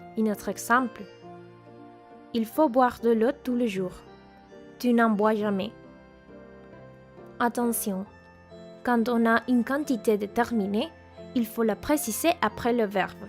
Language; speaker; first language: French; non-native, fluent; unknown